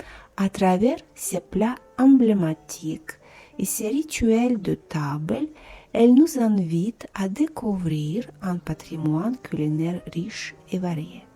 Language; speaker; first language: French; non-native, fluent; Russian